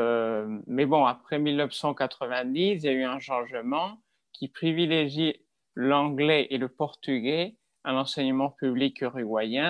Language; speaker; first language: French; non-native, fluent; Spanish